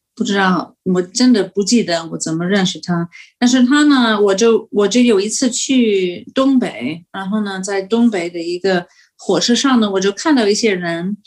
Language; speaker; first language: Chinese; non-native, fluent; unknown